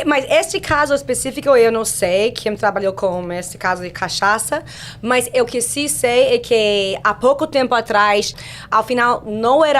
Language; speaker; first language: Portuguese; non-native, fluent; English